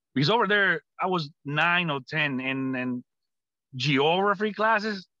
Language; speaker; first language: English; non-native, fluent; Spanish